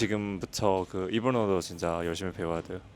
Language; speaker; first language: Korean; non-native, learner; Chinese